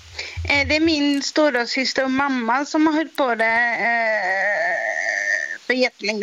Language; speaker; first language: Swedish; non-native, local second language; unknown